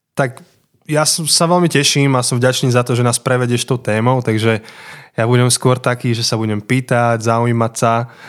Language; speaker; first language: Slovak; native; Slovak